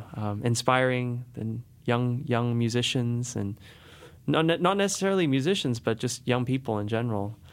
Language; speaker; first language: English; native; English